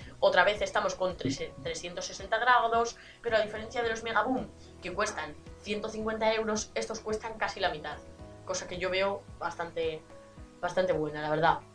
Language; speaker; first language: Spanish; native; Spanish